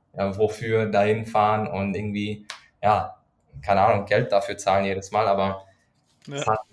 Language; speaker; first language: German; non-native, fluent; Persian